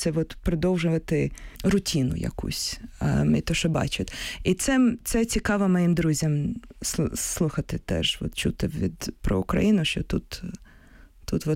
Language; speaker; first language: Ukrainian; early bilingual, heritage; Ukrainian